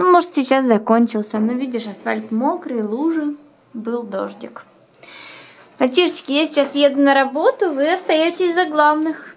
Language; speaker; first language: Russian; native; Russian